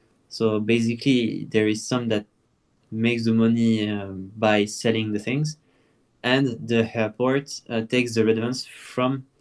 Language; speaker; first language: English; non-native, fluent; French